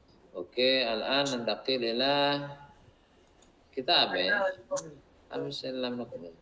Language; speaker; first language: Arabic; non-native, fluent; Indonesian